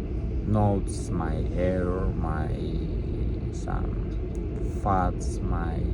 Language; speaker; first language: English; non-native, learner; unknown